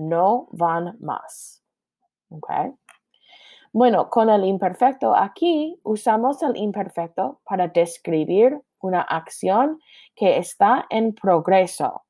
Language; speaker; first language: Spanish; non-native, fluent; English